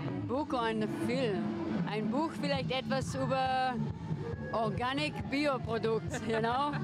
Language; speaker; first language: German; non-native, learner; English